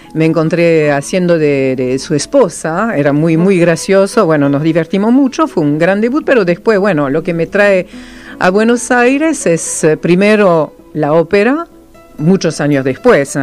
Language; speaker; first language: Spanish; non-native, fluent; Serbian